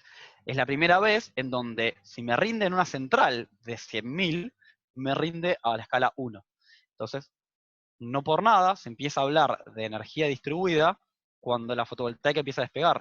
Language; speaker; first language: Spanish; native; Spanish